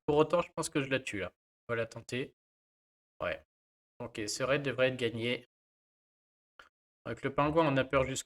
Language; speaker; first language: French; native; French